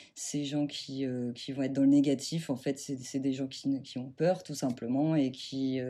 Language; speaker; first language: French; native; French